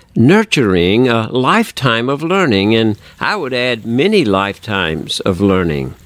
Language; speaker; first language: English; native; English